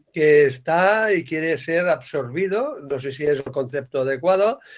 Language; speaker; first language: Spanish; non-native, local second language; Catalan